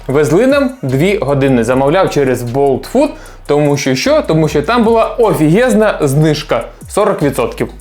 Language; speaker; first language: Ukrainian; non-native, local second language; Russian